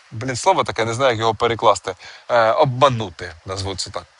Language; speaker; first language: Ukrainian; non-native, local second language; Russian